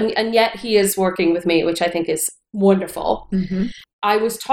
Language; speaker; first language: English; native; English